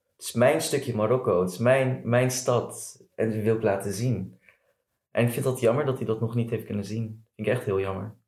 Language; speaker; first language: Dutch; early bilingual, other home language; Arabic